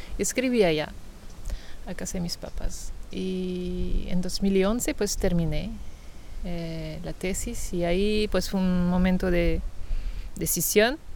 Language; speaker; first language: Spanish; non-native, fluent; French